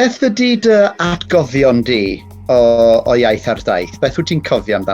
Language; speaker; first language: Welsh; native; Welsh